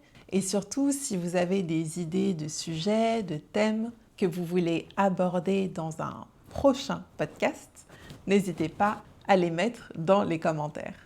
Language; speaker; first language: French; native; French